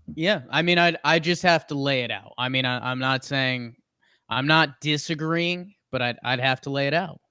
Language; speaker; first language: English; native; English